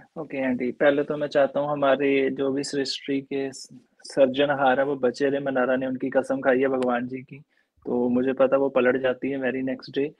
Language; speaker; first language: Hindi; native; Hindi